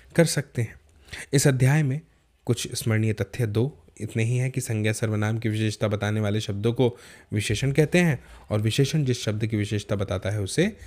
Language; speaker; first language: Hindi; native; Hindi